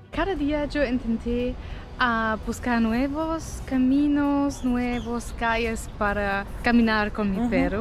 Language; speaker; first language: Spanish; non-native, fluent; German